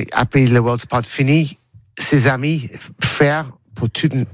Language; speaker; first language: French; non-native, learner; English